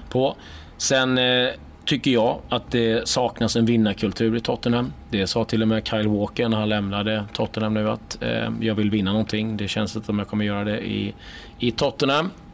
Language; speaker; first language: Swedish; native; Swedish